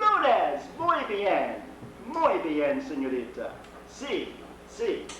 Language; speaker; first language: Spanish; non-native, fluent; English